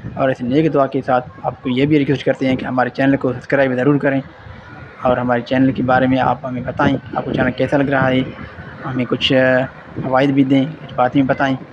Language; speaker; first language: Urdu; non-native, local second language; Sindhi